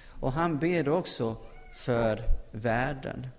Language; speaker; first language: Swedish; non-native, fluent; Spanish